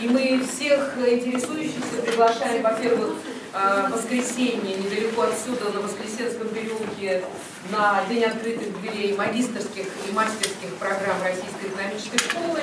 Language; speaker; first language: Russian; native; Russian